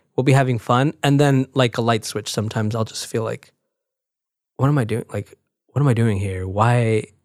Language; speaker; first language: English; early bilingual, other home language; Spanish